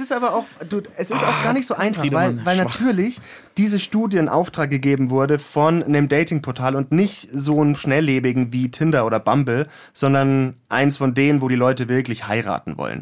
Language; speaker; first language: German; native; German